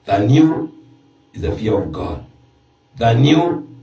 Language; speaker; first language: English; non-native, local second language; Swahili